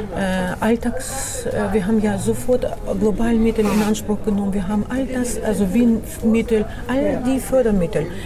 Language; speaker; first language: German; non-native, fluent; Russian